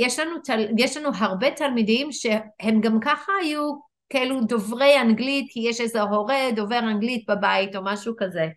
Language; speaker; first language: Hebrew; non-native, fluent; English